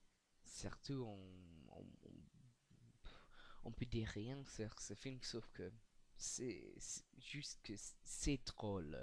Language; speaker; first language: French; non-native, learner; English